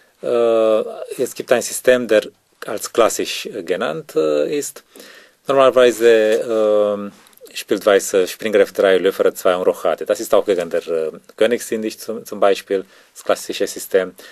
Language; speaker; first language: German; non-native, learner; Romanian